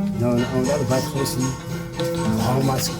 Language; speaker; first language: French; non-native, learner; Arabic